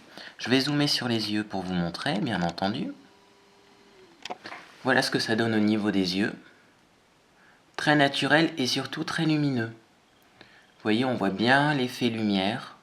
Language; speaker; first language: French; native; French